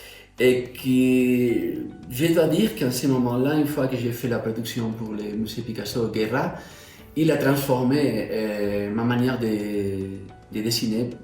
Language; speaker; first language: French; non-native, fluent; Spanish